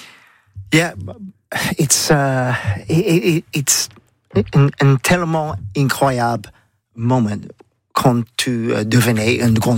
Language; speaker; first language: French; non-native, learner; English